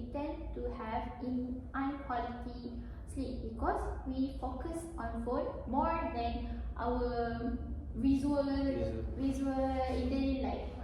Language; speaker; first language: English; non-native, learner; Malay